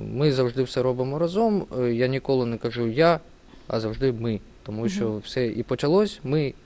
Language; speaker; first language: Ukrainian; non-native, local second language; Russian